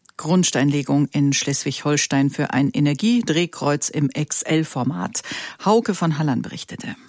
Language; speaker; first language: German; native; German